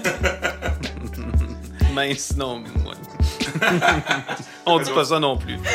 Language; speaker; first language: French; native; French